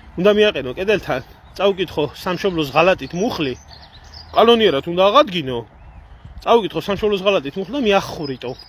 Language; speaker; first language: Georgian; native; Georgian